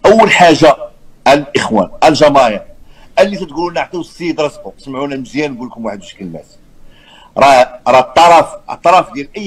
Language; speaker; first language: Arabic; native; Arabic